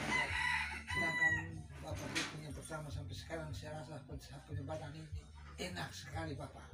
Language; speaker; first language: Indonesian; non-native, local second language; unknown